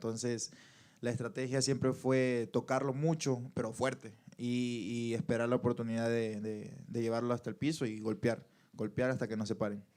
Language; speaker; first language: Spanish; native; Spanish